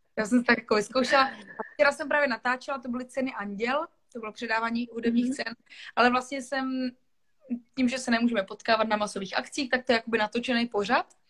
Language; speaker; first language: Czech; non-native, local second language; Polish